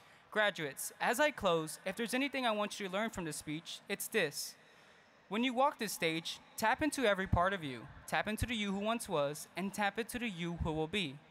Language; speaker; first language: English; early bilingual, other home language; Spanish